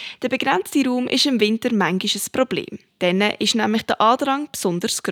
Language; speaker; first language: German; native; German